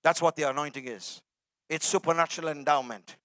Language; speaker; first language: English; non-native, local second language; Tamil